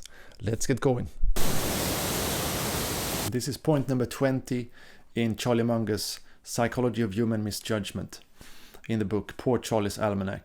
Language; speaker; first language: English; non-native, fluent; Swedish